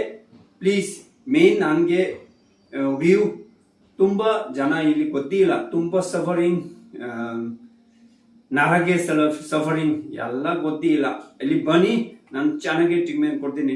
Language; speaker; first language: Kannada; non-native, learner; Tibetan